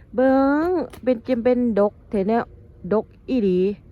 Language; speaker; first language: Thai; native; Thai